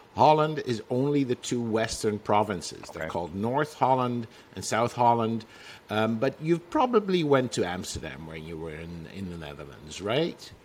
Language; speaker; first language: English; non-native, fluent; Dutch